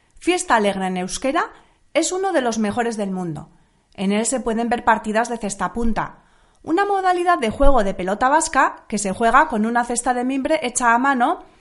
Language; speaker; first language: Spanish; non-native, local second language; Basque